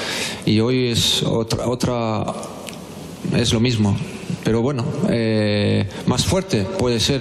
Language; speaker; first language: Spanish; non-native, fluent; French